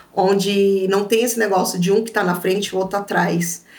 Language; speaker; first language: Portuguese; native; Portuguese